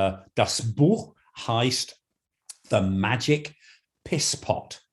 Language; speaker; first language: German; non-native, fluent; English